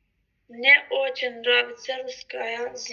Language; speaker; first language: Russian; non-native, learner; Azerbaijani